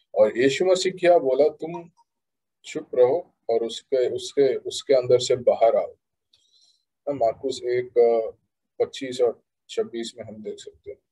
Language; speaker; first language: Hindi; non-native, local second language; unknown